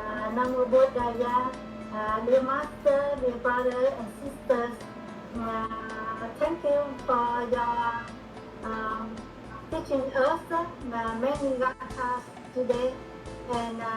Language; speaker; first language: English; non-native, learner; Vietnamese